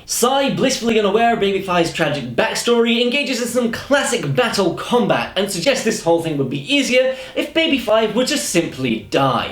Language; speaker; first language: English; native; English